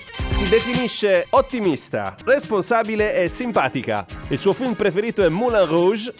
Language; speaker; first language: Italian; native; Italian